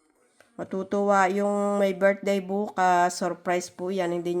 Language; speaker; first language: Filipino; native; Filipino